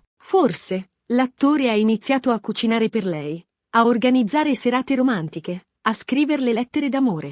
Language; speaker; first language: Italian; native; Italian